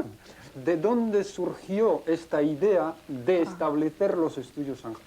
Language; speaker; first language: Spanish; non-native, fluent; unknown